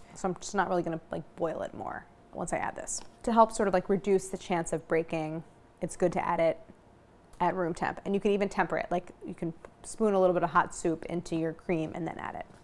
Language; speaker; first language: English; native; English